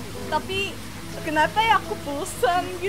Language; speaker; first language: Indonesian; non-native, fluent; Korean